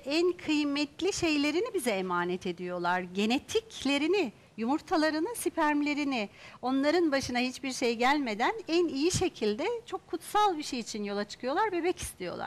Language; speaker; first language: Turkish; native; Turkish